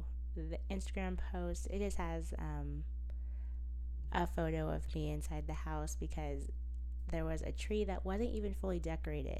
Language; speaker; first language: English; native; English